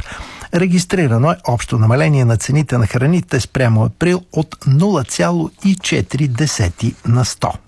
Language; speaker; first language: Bulgarian; native; Bulgarian